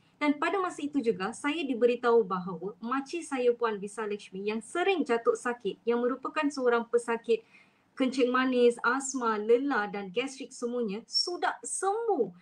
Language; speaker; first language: Malay; non-native, local second language; Tamil